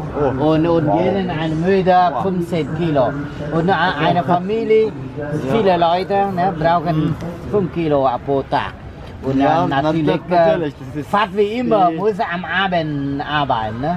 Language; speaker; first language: German; non-native, learner; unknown